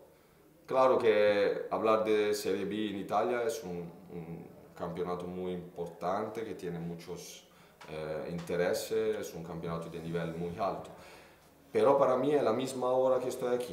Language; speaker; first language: Spanish; non-native, fluent; Italian